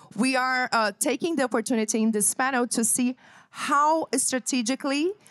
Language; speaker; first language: English; non-native, fluent; Portuguese